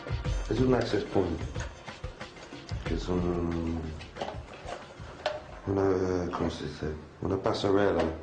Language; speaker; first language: Spanish; non-native, fluent; English